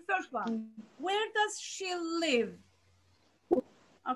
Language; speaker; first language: English; non-native, fluent; Turkish